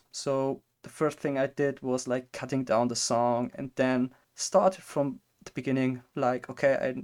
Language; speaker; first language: English; non-native, fluent; German